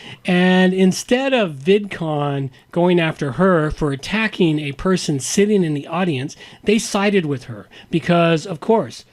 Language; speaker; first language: English; native; English